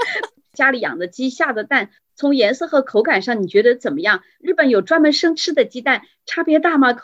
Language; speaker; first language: Chinese; native; Chinese